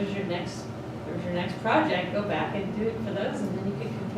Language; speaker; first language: English; native; English